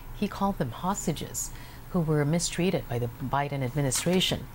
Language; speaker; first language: English; non-native, local second language; Filipino